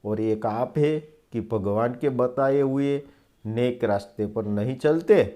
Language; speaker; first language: Hindi; non-native, local second language; Gujarati